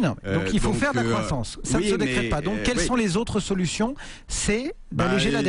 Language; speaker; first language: French; native; French